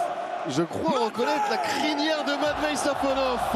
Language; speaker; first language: French; native; French